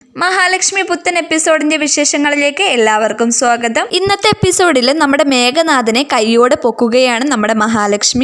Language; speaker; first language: Malayalam; native; Malayalam